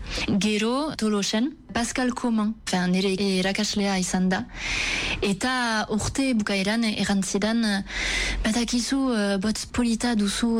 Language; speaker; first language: Basque; non-native, local second language; French